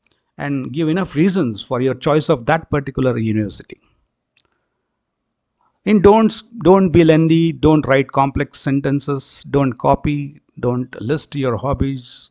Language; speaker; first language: English; non-native, local second language; Marathi